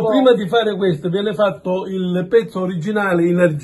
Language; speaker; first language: Italian; native; Italian